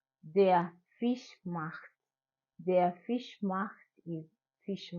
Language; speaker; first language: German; non-native, learner; English